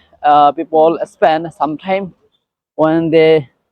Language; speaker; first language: English; non-native, learner; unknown